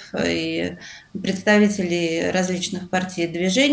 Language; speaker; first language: Russian; native; Russian